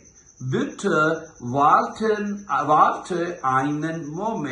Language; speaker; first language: German; non-native, fluent; Urdu